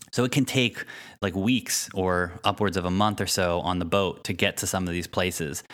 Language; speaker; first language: English; native; English